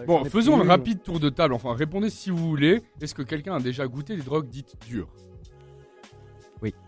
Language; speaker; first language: French; native; French